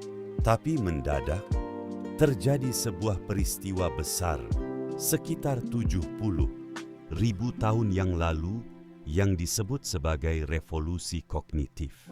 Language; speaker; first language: Indonesian; native; Indonesian